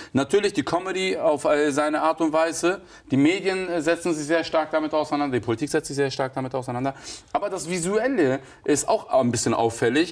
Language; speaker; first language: German; early bilingual, other home language; Turkish